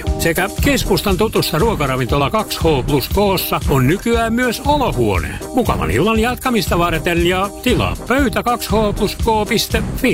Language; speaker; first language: Finnish; native; Finnish